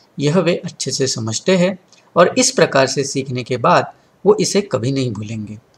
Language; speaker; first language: Hindi; non-native, local second language; Marathi